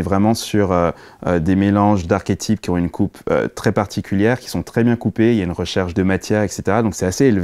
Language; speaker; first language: French; native; French